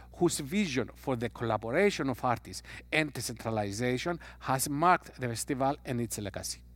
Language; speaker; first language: English; non-native, fluent; Greek